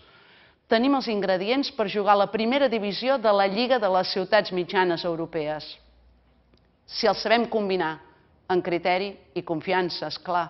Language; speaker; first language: Catalan; native; Catalan